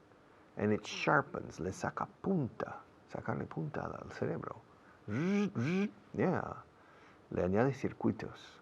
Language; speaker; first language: Spanish; non-native, fluent; English